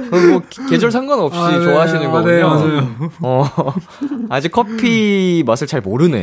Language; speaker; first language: Korean; native; Korean